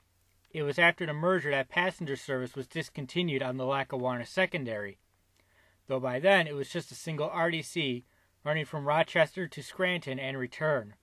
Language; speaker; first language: English; native; English